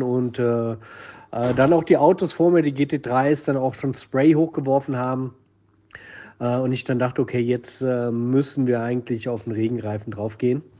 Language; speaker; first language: German; native; German